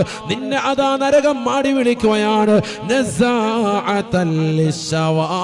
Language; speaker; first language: Malayalam; native; Malayalam